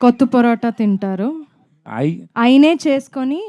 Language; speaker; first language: Telugu; non-native, fluent; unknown